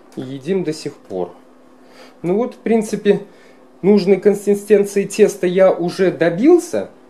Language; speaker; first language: Russian; non-native, local second language; Kara-Kalpak